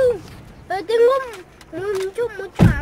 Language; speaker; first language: Spanish; early bilingual, heritage; Spanish